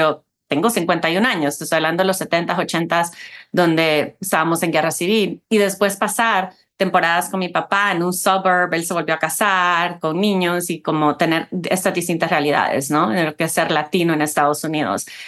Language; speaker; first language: Spanish; early bilingual, heritage; Spanish